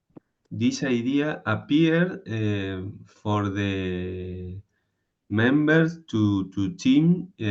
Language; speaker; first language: English; non-native, learner; Spanish